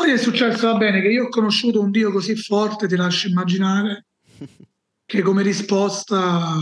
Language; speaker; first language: Italian; native; Italian